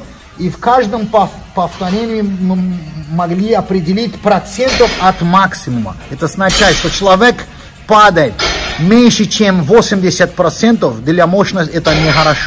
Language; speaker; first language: Russian; non-native, fluent; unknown